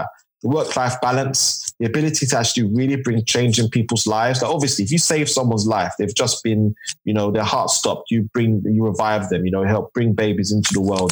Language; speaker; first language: English; native; English